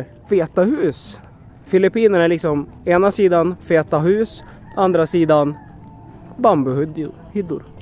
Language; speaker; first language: Swedish; native; Swedish